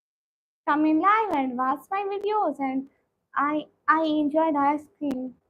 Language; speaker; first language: English; non-native, learner; Punjabi